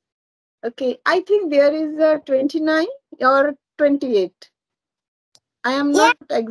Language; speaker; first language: English; non-native, learner; Marathi